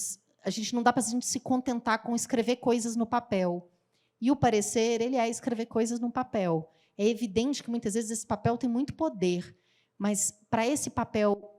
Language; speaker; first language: Portuguese; native; Portuguese